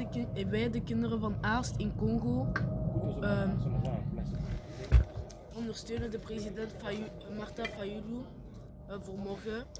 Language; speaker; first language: Dutch; early bilingual, other home language; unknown